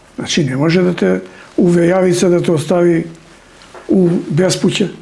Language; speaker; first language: Macedonian; non-native, local second language; Serbian